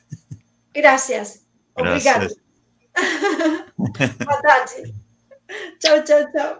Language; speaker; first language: Spanish; native; Spanish